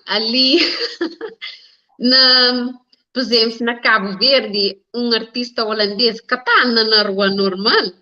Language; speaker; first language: Portuguese; non-native, learner; Kabuverdianu